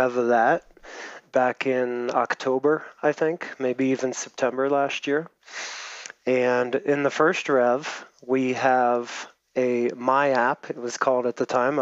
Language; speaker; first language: English; native; English